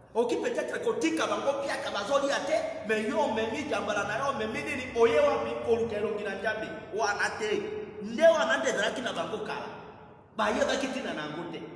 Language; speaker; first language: Lingala; native; Lingala